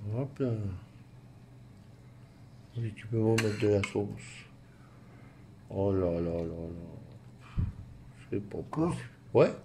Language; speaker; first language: French; native; French